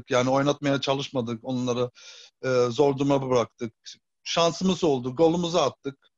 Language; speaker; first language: Turkish; early bilingual, heritage; Turkish